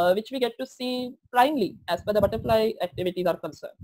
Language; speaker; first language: English; non-native, local second language; Marathi